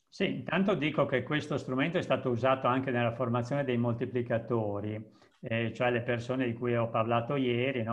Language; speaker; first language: Italian; native; Italian